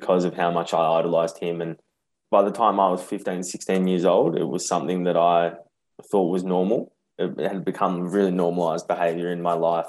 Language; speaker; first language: English; native; English